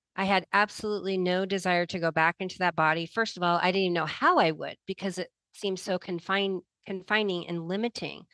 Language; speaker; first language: English; native; English